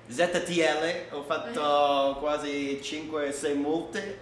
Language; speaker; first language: Italian; non-native, learner; English